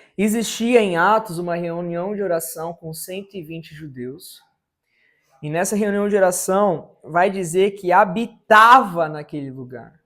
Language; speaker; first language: Portuguese; native; Portuguese